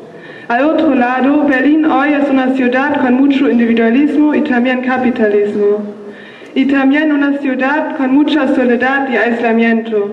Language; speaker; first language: Spanish; non-native, learner; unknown